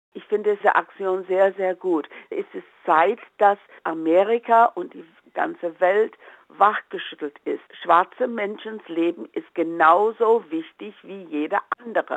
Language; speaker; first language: German; non-native, fluent; English